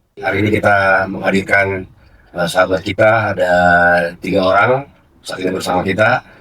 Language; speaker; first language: Indonesian; native; Indonesian